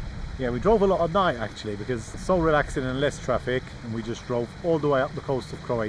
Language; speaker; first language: English; native; English